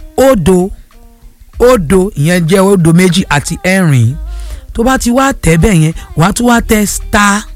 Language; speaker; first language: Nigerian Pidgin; non-native, local second language; Yoruba